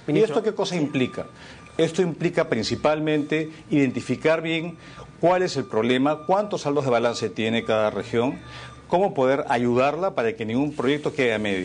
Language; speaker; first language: Spanish; native; Spanish